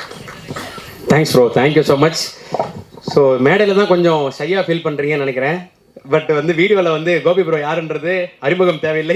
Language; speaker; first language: Tamil; native; Tamil